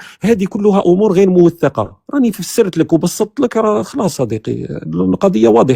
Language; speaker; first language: Arabic; native; Arabic